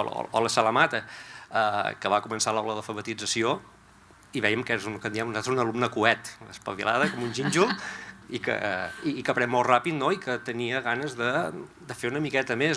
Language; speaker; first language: Catalan; native; Catalan